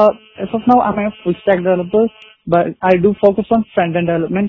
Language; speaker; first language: English; non-native, local second language; Malayalam